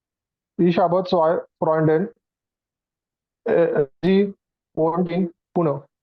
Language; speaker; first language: German; non-native, learner; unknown